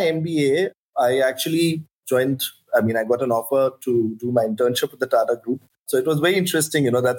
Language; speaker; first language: English; non-native, local second language; Hindi